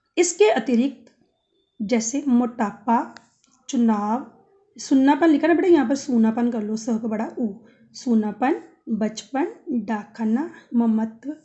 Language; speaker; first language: Hindi; native; Hindi